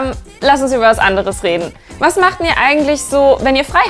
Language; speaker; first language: German; native; German